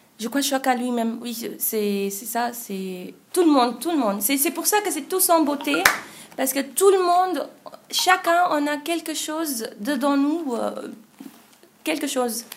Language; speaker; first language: French; non-native, fluent; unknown